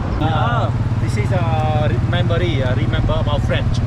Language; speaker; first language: English; non-native, learner; Khmer